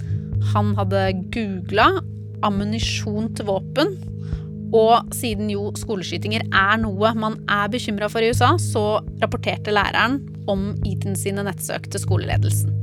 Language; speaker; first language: Norwegian; native; Norwegian